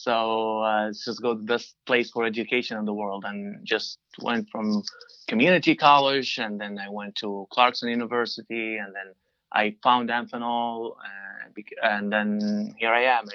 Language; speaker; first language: English; non-native, fluent; Arabic